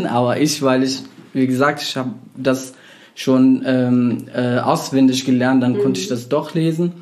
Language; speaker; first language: German; non-native, fluent; Arabic